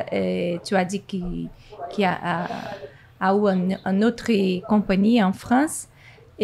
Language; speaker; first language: French; non-native, fluent; Portuguese